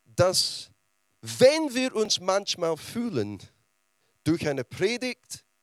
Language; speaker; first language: German; non-native, fluent; English